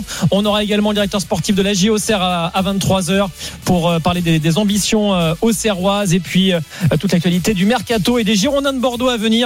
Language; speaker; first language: French; native; French